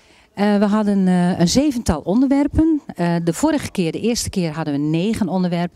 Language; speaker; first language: Dutch; native; Dutch